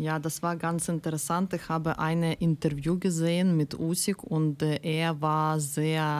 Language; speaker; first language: German; non-native, learner; Ukrainian